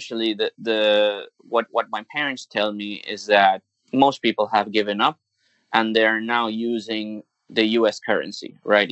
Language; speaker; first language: English; non-native, fluent; Spanish